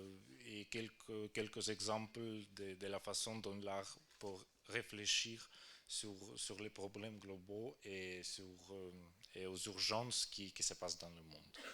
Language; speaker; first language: French; non-native, fluent; Ukrainian